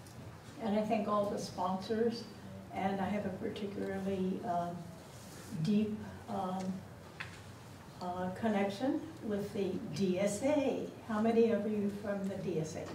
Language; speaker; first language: English; native; English